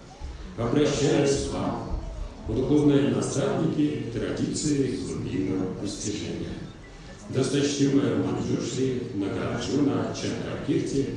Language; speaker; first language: Russian; native; Russian